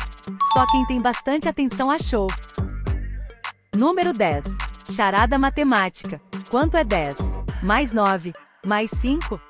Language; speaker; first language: Portuguese; native; Portuguese